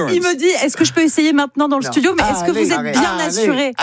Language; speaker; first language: French; native; French